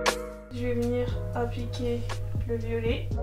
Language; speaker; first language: French; native; French